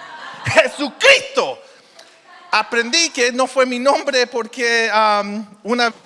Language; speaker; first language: Spanish; early bilingual, heritage; Spanish